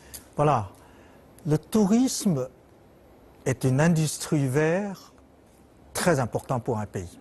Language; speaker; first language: French; non-native, fluent; Chinese